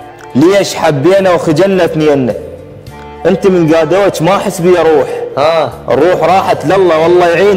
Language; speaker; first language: Arabic; native; Arabic